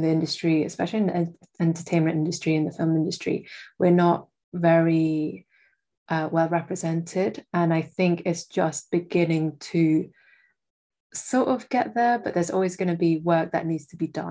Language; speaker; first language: English; native; English